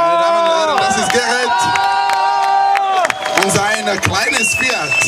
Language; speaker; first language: German; non-native, learner; Slovak